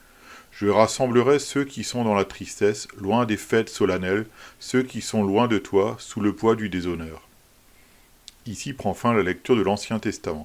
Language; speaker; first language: French; native; French